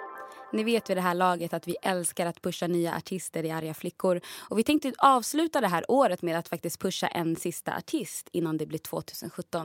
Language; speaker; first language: Swedish; native; Swedish